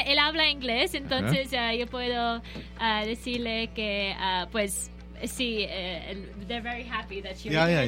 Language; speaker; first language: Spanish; non-native, fluent; Bangla